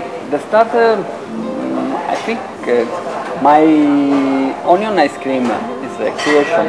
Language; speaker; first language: English; non-native, learner; Italian